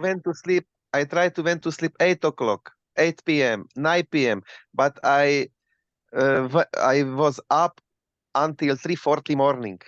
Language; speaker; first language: English; non-native, learner; Slovak